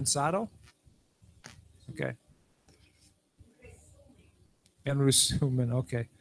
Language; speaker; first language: Spanish; non-native, learner; English